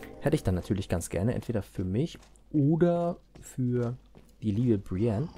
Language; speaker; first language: German; native; German